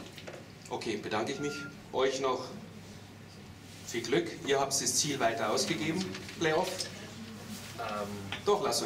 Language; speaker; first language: German; native; German